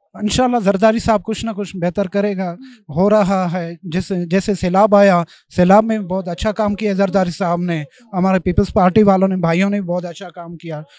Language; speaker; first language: Urdu; non-native, local second language; Sindhi